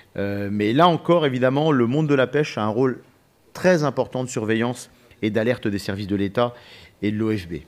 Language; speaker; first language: French; native; French